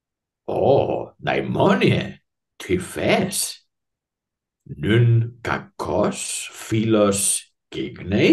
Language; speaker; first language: Greek; non-native, fluent; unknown